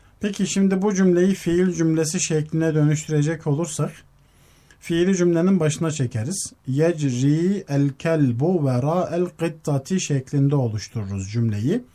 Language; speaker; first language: Turkish; native; Turkish